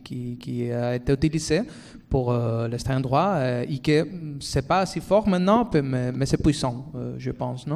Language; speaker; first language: French; non-native, fluent; Spanish